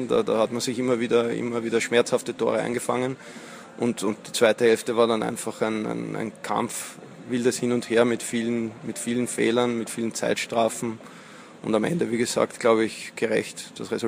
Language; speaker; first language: German; native; German